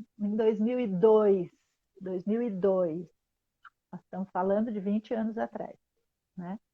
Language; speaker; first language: Portuguese; native; Portuguese